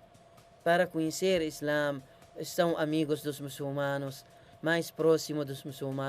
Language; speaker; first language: Portuguese; non-native, learner; Arabic